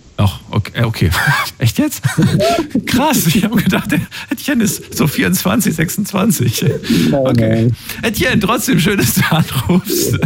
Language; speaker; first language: German; native; German